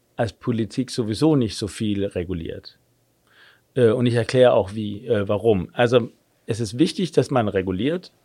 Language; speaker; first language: German; non-native, fluent; Danish